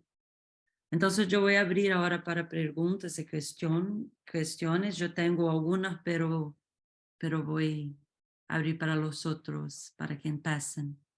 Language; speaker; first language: Spanish; non-native, fluent; Portuguese